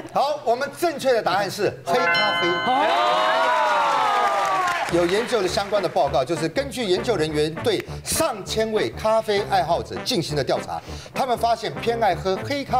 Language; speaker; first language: Chinese; native; Chinese